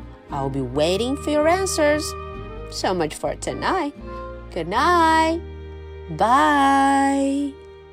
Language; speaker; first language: English; non-native, fluent; Chinese